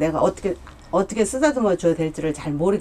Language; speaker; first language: Korean; native; Korean